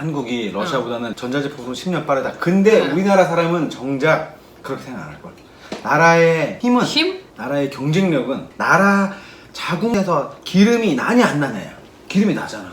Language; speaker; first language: Korean; native; Korean